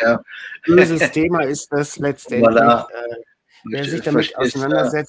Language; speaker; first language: German; native; German